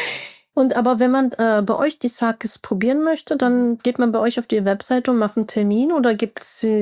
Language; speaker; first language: German; native; German